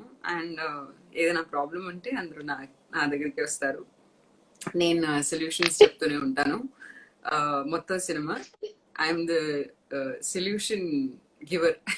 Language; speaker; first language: Telugu; non-native, fluent; Tamil